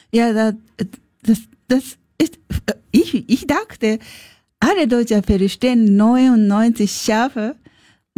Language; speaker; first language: German; non-native, learner; Japanese